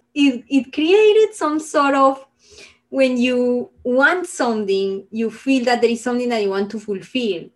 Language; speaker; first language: English; non-native, fluent; Spanish